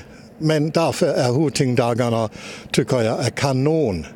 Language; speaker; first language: Swedish; non-native, learner; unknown